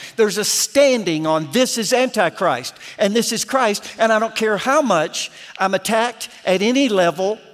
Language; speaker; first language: English; native; English